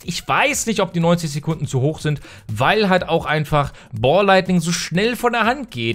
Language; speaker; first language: German; native; German